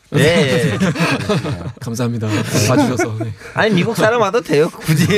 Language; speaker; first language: Korean; non-native, fluent; Turkish